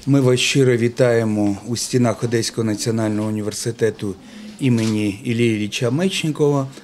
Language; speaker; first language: Ukrainian; non-native, local second language; Russian